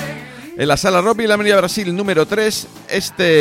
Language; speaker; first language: Spanish; native; Spanish